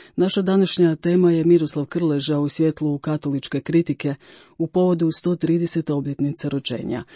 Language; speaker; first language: Croatian; native; Croatian